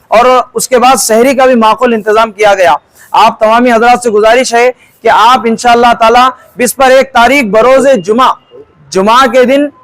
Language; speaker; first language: Urdu; native; Urdu